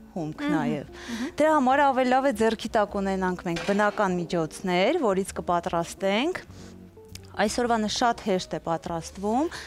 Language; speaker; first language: Armenian; native; Armenian